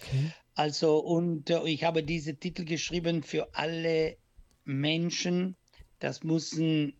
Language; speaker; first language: German; non-native, learner; Italian